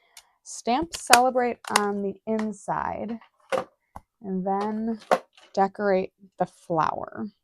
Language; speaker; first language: English; native; English